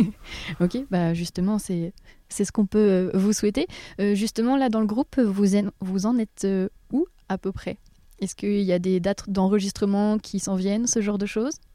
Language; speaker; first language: French; native; French